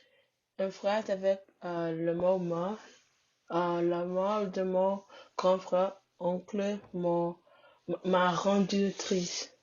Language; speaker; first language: French; non-native, learner; English